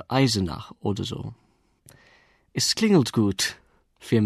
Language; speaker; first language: German; non-native, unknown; Afrikaans